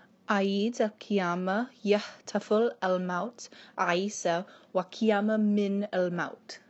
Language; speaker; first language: Arabic; non-native, learner; English